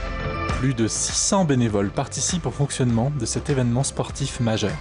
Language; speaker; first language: French; native; French